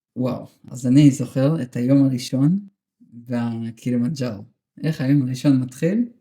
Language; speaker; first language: Hebrew; early bilingual, other home language; Russian